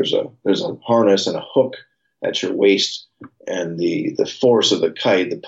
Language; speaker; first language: English; native; English